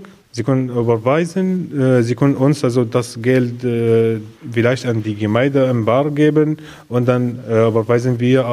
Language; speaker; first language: German; non-native, learner; Arabic